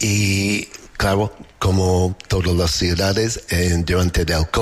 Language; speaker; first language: Spanish; non-native, learner; English